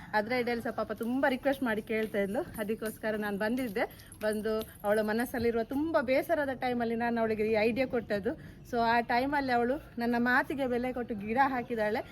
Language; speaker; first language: Kannada; non-native, local second language; Tulu